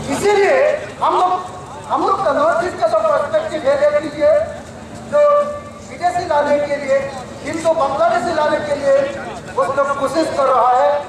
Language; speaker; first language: Hindi; non-native, local second language; Assamese